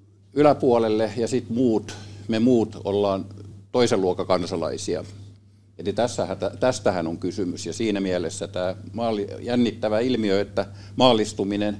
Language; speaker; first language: Finnish; native; Finnish